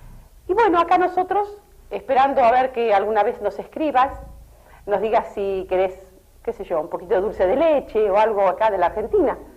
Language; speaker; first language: Spanish; native; Spanish